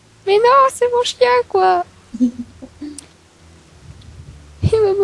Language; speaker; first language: French; native; French